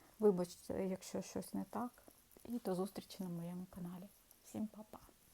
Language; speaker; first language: Ukrainian; non-native, local second language; Russian